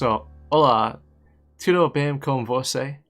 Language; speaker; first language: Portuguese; non-native, learner; English